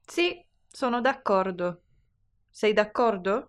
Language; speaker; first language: Italian; non-native, learner; English